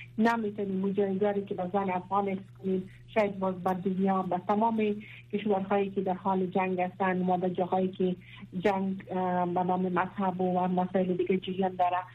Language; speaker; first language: Persian; non-native, local second language; Pashto